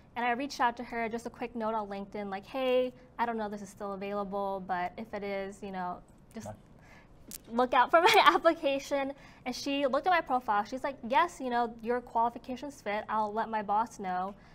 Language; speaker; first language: English; native; English